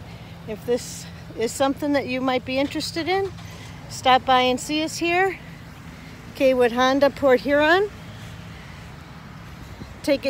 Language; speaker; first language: English; native; English